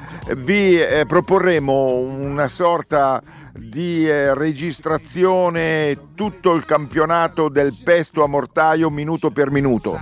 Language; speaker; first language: Italian; native; Italian